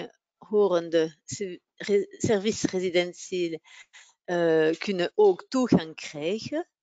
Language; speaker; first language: Dutch; non-native, local second language; French